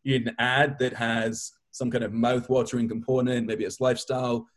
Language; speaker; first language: English; native; English